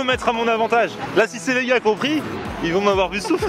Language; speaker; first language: French; native; French